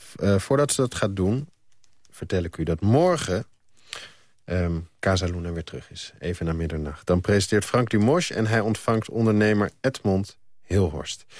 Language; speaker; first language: Dutch; native; Dutch